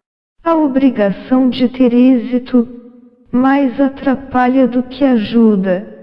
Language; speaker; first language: Portuguese; native; Portuguese